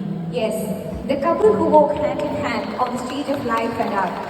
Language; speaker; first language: English; non-native, local second language; Malayalam